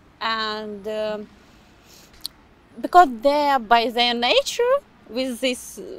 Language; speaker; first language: English; non-native, fluent; Ukrainian